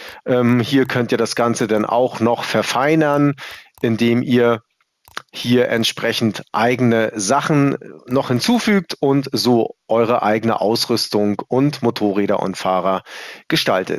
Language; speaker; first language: German; native; German